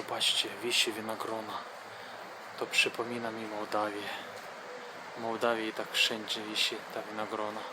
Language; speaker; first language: Polish; non-native, fluent; Ukrainian